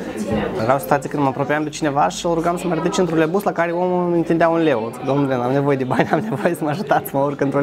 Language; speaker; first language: Romanian; native; Romanian